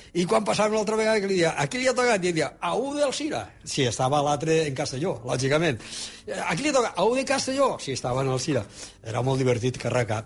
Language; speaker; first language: Catalan; native; Catalan